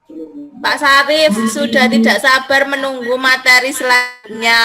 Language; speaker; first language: Indonesian; native; Indonesian